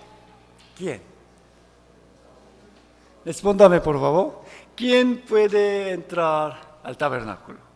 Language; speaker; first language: Spanish; non-native, fluent; Korean